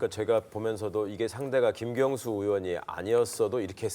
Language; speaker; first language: Korean; native; Korean